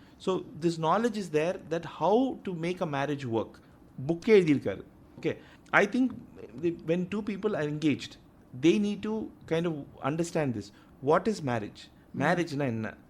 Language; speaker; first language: English; non-native, local second language; Tamil